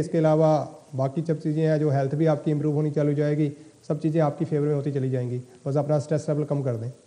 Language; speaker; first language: Hindi; native; Hindi